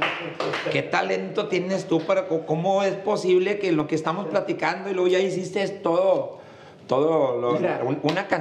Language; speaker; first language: Spanish; native; Spanish